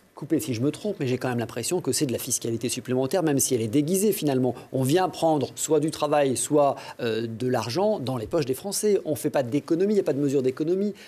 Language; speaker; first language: French; native; French